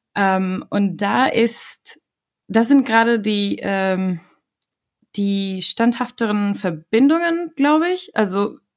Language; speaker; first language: German; non-native, fluent; Spanish